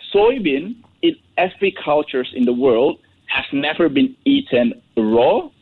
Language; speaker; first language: English; non-native, fluent; Indonesian